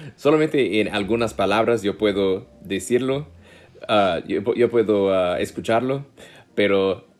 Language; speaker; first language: Spanish; non-native, learner; English